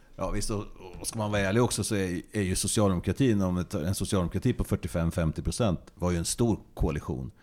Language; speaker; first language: Swedish; native; Swedish